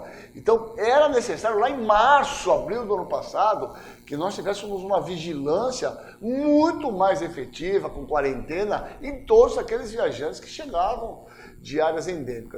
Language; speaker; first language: Portuguese; native; Portuguese